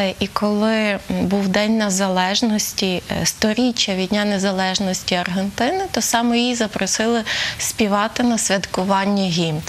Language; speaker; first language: Ukrainian; native; Ukrainian